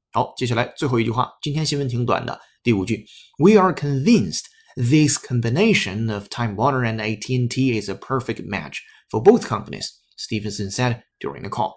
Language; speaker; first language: English; non-native, fluent; Chinese